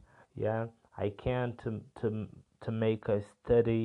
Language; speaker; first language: English; non-native, learner; Portuguese